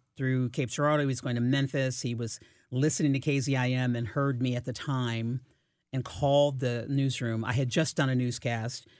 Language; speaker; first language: English; native; English